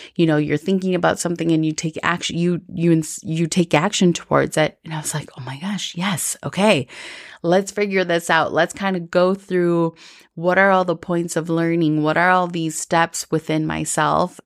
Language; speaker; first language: English; early bilingual, other home language; Spanish